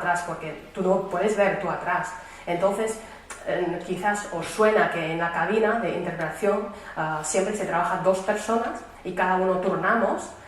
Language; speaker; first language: Spanish; non-native, fluent; Chinese